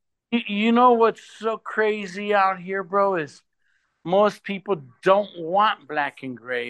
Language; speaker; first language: English; early bilingual, other home language; Spanish